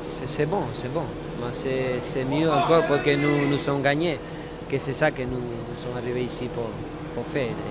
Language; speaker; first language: French; non-native, learner; Spanish